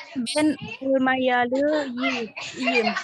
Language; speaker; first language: Turkish; non-native, learner; Indonesian